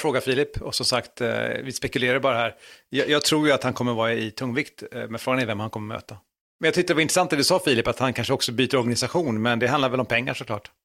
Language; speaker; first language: Swedish; native; Swedish